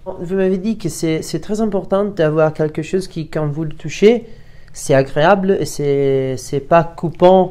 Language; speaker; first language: French; non-native, learner; Italian